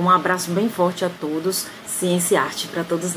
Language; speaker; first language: Portuguese; native; Portuguese